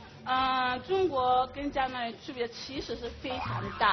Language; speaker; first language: Chinese; non-native, fluent; Akan